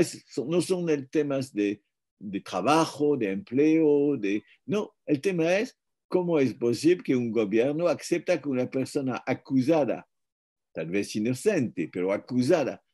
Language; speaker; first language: Spanish; non-native, fluent; French